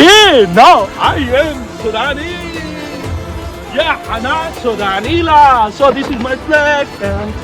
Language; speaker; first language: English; non-native, learner; Urdu